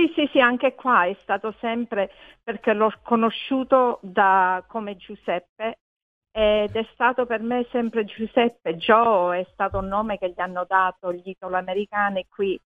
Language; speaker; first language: Italian; early bilingual, heritage; Italian